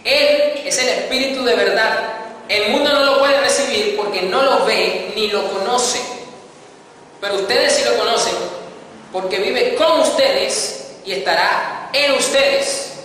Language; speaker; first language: Spanish; native; Spanish